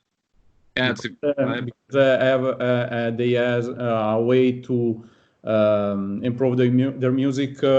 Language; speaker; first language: English; non-native, fluent; Italian